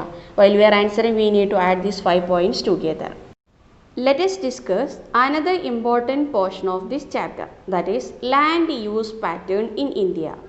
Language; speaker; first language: English; non-native, local second language; Malayalam